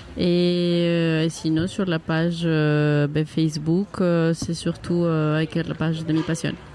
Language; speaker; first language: French; non-native, fluent; Spanish